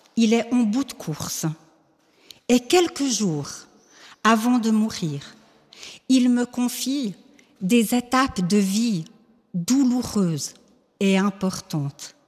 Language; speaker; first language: French; native; French